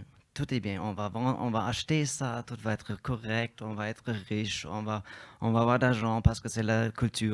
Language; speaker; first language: French; non-native, fluent; German